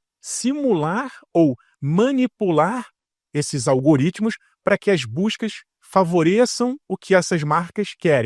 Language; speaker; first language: Portuguese; native; Portuguese